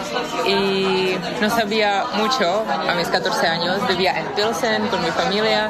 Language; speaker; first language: Spanish; non-native, fluent; Czech